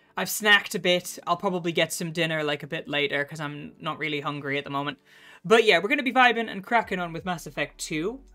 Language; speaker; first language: English; native; English